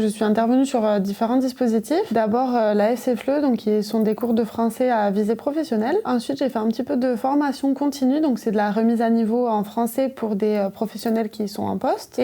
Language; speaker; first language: French; native; French